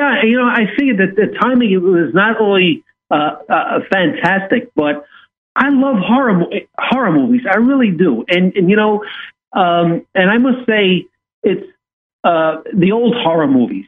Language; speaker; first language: English; native; English